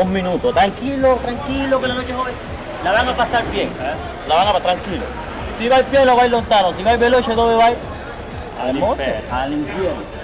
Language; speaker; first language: Spanish; native; Spanish